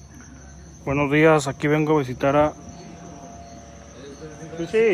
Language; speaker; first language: Spanish; native; Spanish